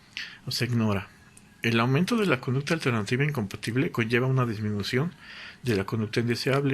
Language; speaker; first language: Spanish; native; Spanish